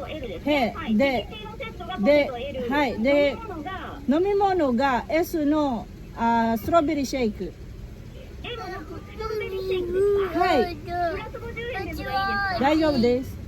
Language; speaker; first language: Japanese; non-native, learner; Filipino